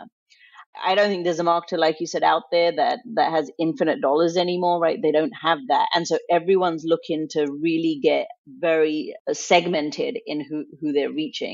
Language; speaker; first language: English; native; English